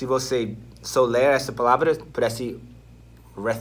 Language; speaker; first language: Portuguese; non-native, fluent; English